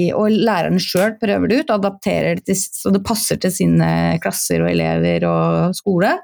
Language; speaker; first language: Norwegian; native; Norwegian